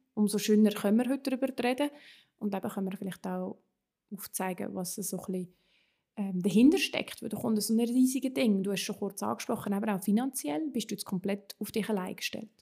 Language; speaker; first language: German; native; German